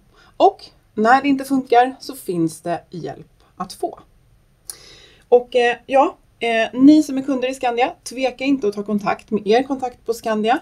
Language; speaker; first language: Swedish; native; Swedish